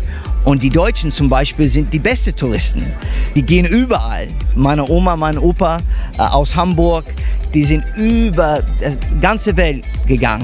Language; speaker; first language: German; non-native, fluent; English